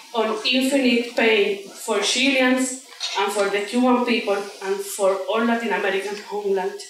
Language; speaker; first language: English; non-native, fluent; Spanish